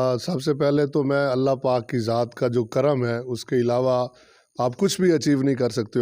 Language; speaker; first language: Urdu; non-native, local second language; Punjabi